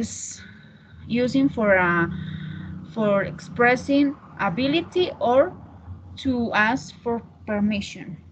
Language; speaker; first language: English; non-native, learner; Spanish